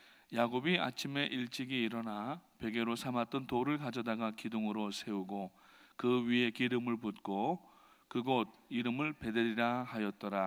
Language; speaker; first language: Korean; native; Korean